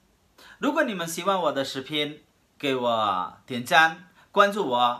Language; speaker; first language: Chinese; non-native, fluent; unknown